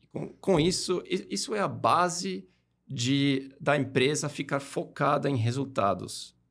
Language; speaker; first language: Portuguese; non-native, fluent; German